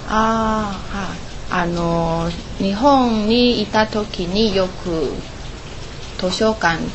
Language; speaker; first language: Japanese; non-native, learner; Chinese